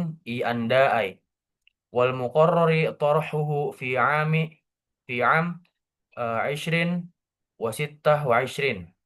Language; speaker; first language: Arabic; non-native, learner; Indonesian